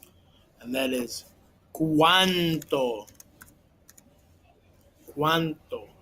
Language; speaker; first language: Spanish; non-native, fluent; English